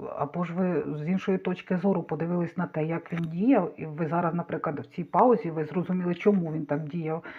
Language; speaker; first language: Ukrainian; non-native, local second language; Russian